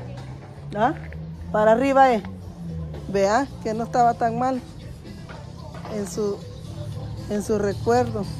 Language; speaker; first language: Spanish; native; Spanish